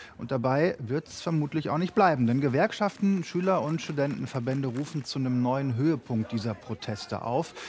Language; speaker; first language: German; native; German